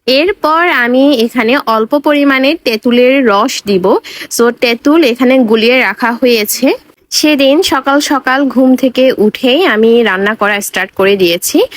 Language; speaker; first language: Bangla; non-native, local second language; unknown